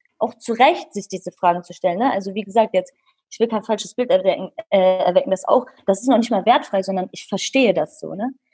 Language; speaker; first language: German; early bilingual, other home language; Kurdish